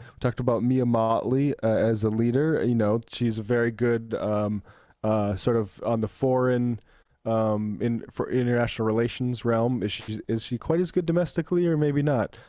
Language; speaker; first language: English; native; English